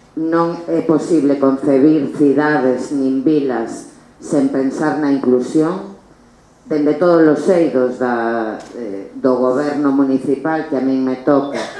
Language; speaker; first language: Galician; native; Galician